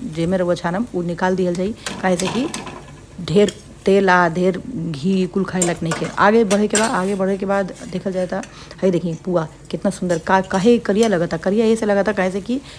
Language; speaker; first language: Bhojpuri; non-native, local second language; Hindi